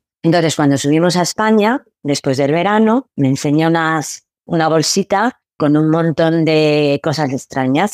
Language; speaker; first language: Spanish; early bilingual, other home language; Arabic